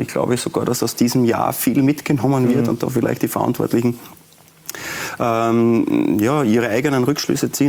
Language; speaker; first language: German; native; German